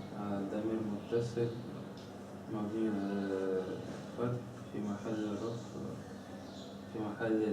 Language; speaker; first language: Arabic; non-native, learner; Chechen